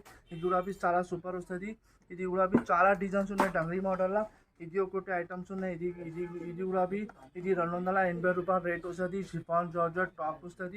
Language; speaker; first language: Telugu; non-native, local second language; Hindi